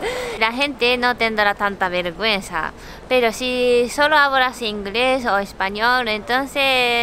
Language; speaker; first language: Spanish; non-native, learner; Japanese